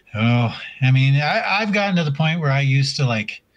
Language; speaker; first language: English; native; English